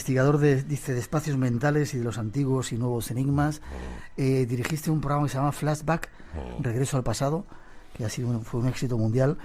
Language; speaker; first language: Spanish; native; Spanish